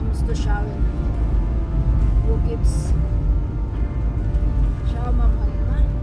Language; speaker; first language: German; non-native, learner; Filipino